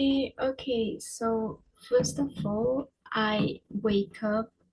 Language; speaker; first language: English; non-native, fluent; Spanish